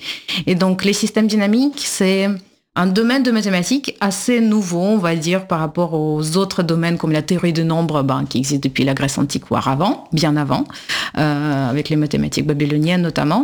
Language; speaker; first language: French; non-native, fluent; Russian